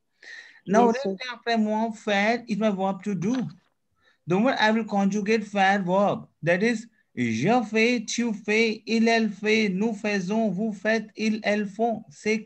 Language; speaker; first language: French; non-native, fluent; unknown